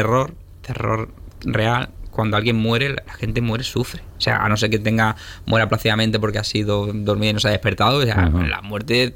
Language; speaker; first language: Spanish; native; Spanish